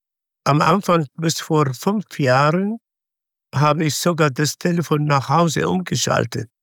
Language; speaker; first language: German; non-native, fluent; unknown